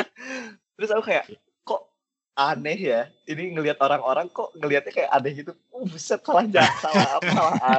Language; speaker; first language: Indonesian; native; Indonesian